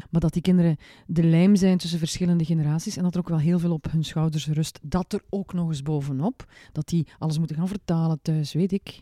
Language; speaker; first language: Dutch; native; Dutch